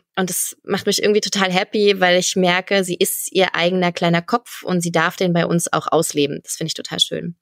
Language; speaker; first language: German; native; German